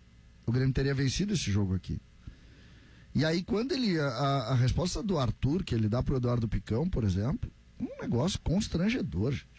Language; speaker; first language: Portuguese; native; Portuguese